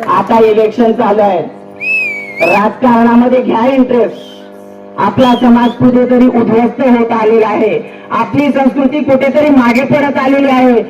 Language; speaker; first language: Marathi; non-native, local second language; Lambadi